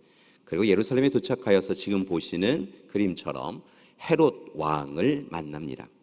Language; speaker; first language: Korean; native; Korean